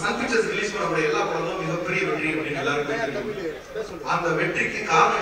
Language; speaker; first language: Tamil; native; Tamil